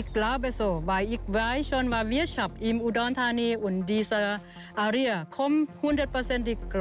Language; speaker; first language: German; non-native, learner; Thai